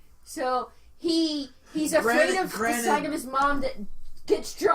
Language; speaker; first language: English; native; English